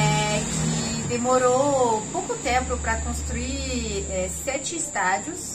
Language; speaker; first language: Portuguese; non-native, fluent; French